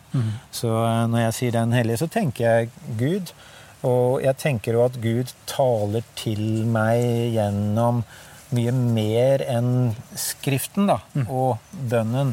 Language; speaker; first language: Norwegian; native; Norwegian